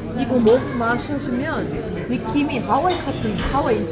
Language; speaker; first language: Korean; non-native, learner; Arabic